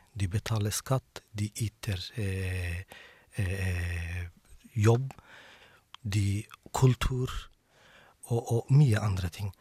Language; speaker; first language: Norwegian; non-native, fluent; Somali